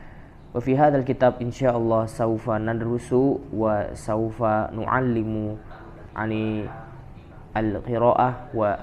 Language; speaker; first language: Arabic; non-native, fluent; Indonesian